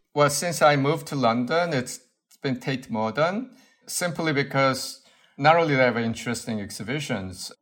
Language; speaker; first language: English; non-native, fluent; Korean